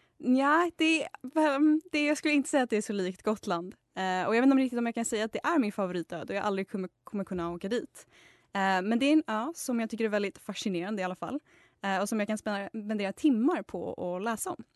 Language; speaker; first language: Swedish; native; Swedish